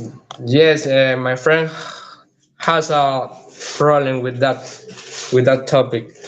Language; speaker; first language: English; non-native, learner; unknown